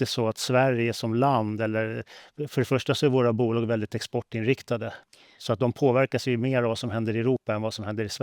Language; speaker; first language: Swedish; native; Swedish